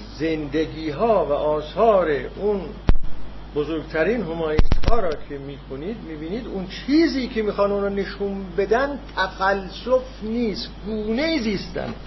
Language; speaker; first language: Persian; non-native, local second language; Azerbaijani